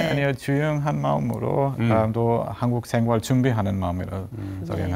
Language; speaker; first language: Korean; non-native, learner; German